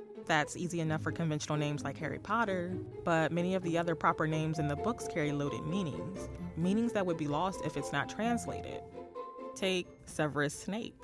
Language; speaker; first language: English; native; English